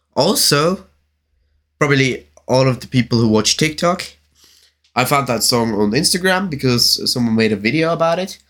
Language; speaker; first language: English; non-native, learner; German